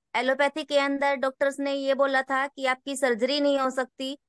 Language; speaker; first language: Hindi; native; Hindi